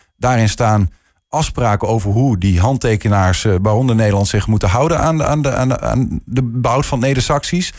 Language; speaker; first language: Dutch; native; Dutch